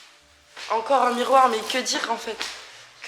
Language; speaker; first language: French; native; French